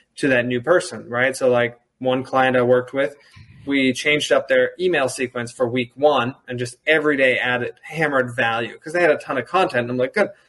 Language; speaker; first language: English; early bilingual, other home language; German